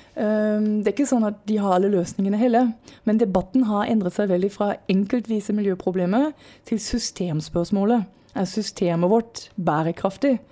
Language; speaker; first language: Norwegian; non-native, fluent; German